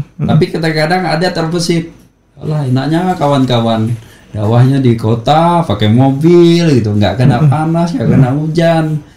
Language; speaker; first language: Indonesian; native; Indonesian